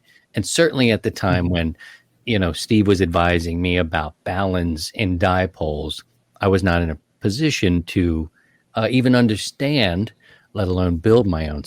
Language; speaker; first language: English; native; English